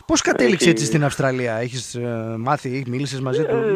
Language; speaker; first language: Greek; native; Greek